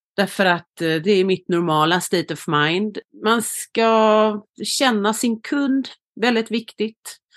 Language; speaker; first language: Swedish; native; Swedish